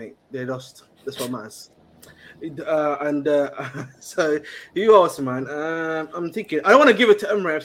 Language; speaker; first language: English; native; English